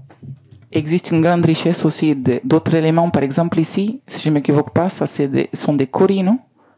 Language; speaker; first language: French; non-native, learner; Spanish